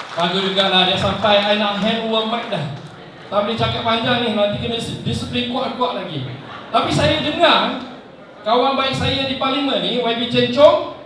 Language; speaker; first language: Malay; non-native, local second language; Chinese